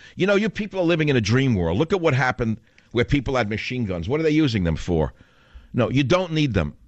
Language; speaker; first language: English; native; English